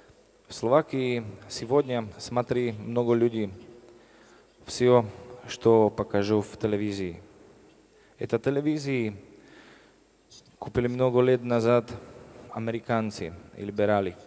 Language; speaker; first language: Russian; non-native, learner; Slovak